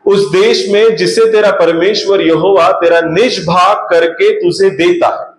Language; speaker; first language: Hindi; non-native, local second language; Marathi